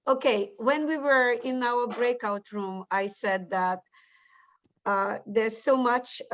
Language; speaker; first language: English; non-native, learner; Portuguese